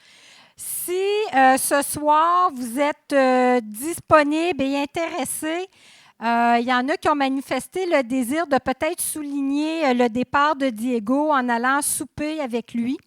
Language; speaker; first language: French; native; French